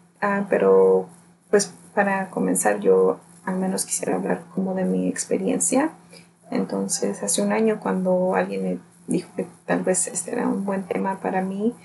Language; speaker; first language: Spanish; early bilingual, heritage; Spanish